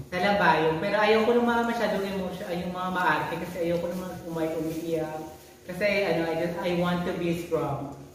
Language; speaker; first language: Filipino; non-native, local second language; Cebuano